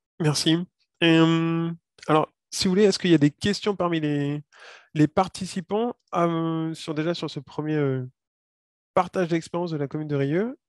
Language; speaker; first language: French; native; French